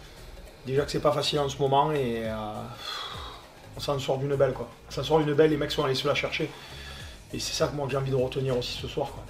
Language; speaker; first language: French; native; French